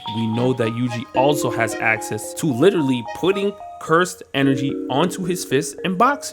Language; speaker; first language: English; native; English